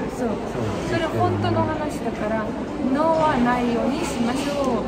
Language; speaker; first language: Japanese; non-native, fluent; Romanian